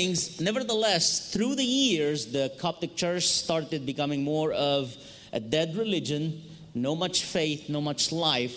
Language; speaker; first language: English; non-native, fluent; Arabic